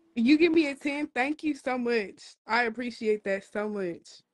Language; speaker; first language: English; native; English